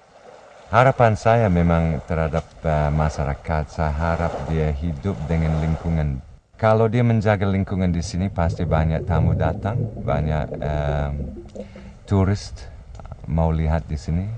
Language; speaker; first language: Indonesian; non-native, learner; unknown